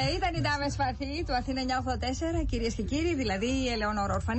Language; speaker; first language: Greek; native; Greek